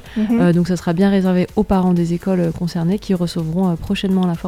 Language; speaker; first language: French; native; French